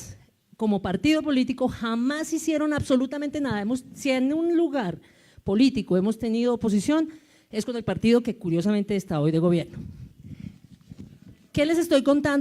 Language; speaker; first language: Spanish; native; Spanish